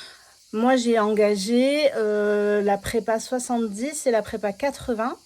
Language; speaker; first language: French; native; French